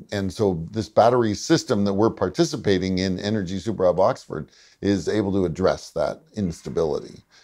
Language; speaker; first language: English; native; English